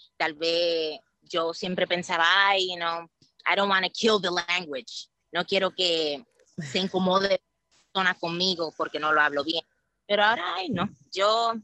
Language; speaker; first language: Spanish; early bilingual, heritage; Spanish